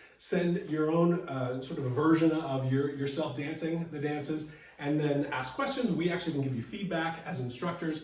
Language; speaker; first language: English; native; English